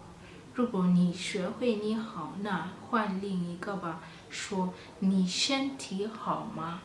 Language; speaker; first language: Chinese; non-native, fluent; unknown